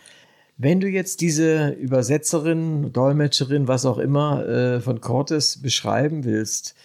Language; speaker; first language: German; native; German